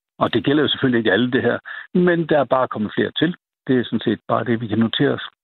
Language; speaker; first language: Danish; native; Danish